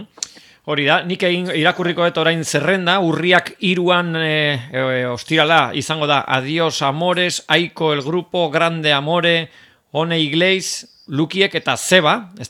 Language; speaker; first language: Basque; native; Basque